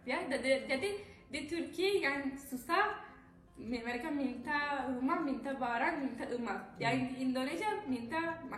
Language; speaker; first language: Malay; non-native, learner; Turkish